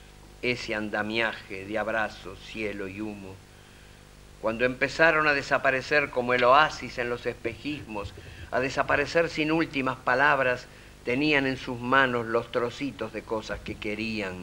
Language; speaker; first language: Spanish; native; Spanish